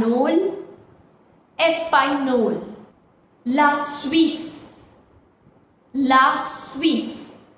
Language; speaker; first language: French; non-native, fluent; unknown